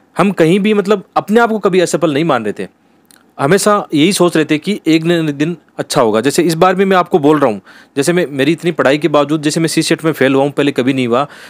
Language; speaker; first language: Hindi; native; Hindi